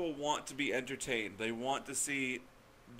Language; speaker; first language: English; native; English